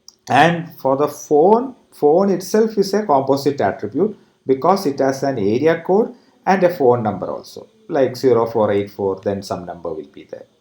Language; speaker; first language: English; non-native, local second language; Malayalam